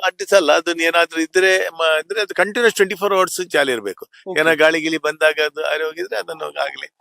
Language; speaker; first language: Kannada; non-native, local second language; Tulu